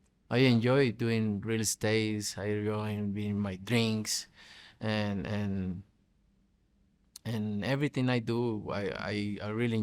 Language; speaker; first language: English; non-native, fluent; Spanish